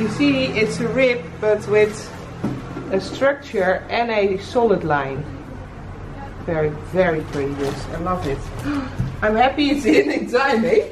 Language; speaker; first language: English; non-native, fluent; Dutch